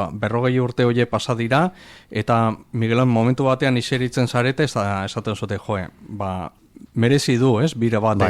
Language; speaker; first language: Basque; non-native, local second language; Spanish